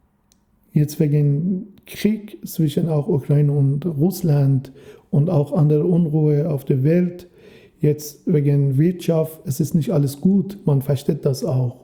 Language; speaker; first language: German; non-native, fluent; Persian